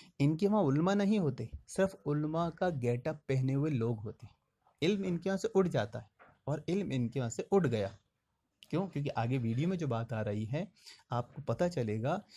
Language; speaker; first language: Urdu; native; Urdu